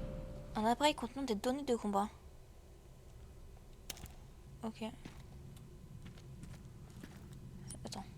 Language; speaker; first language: French; native; French